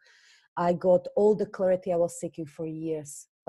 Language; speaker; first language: English; non-native, fluent; Slovak